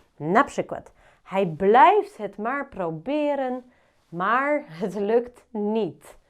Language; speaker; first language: Dutch; non-native, fluent; Polish